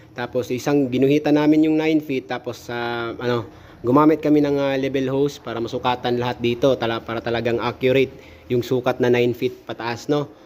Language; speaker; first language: Filipino; non-native, local second language; Cebuano